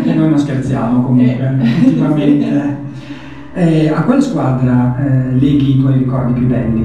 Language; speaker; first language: Italian; native; Italian